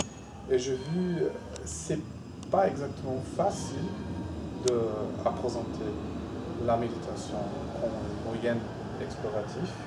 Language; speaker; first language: French; non-native, fluent; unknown